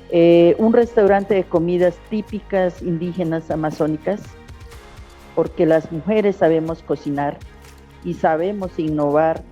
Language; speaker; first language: Spanish; native; Spanish